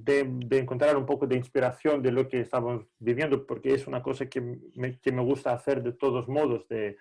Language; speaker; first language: Spanish; non-native, fluent; Greek